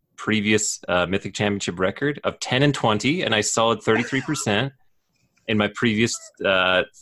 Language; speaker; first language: English; native; English